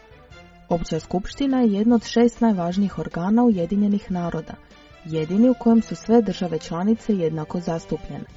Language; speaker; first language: Croatian; native; Croatian